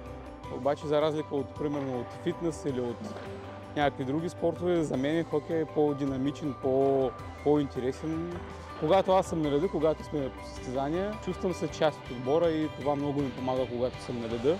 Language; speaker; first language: Bulgarian; early bilingual, other home language; Russian